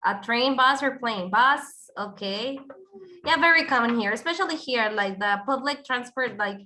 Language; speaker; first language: English; non-native, fluent; Spanish